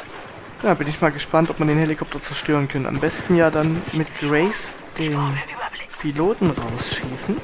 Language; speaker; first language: German; native; German